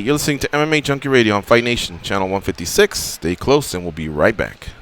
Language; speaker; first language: English; native; English